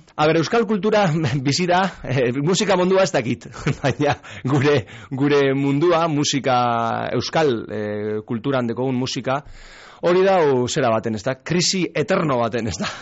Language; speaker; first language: Basque; native; Basque